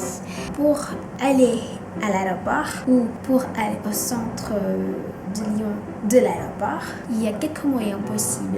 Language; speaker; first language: French; non-native, fluent; Indonesian